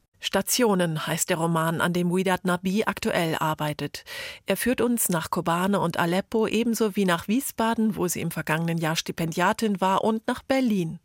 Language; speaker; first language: German; native; German